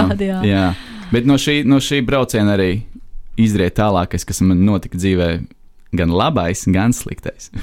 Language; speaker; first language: Latvian; native; Latvian